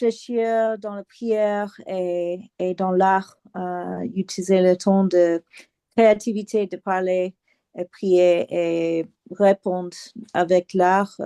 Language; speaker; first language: French; non-native, fluent; English